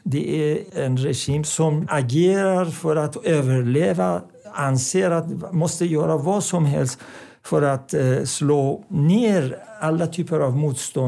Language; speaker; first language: Swedish; non-native, fluent; Persian